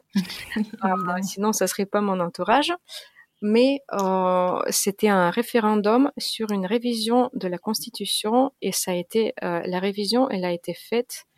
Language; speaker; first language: French; non-native, fluent; Russian